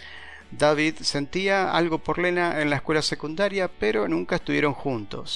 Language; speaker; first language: Spanish; native; Spanish